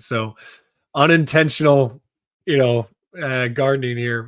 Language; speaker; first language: English; native; English